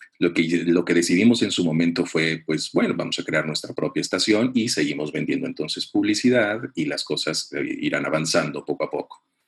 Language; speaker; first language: Spanish; native; Spanish